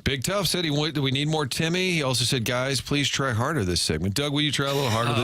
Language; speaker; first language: English; native; English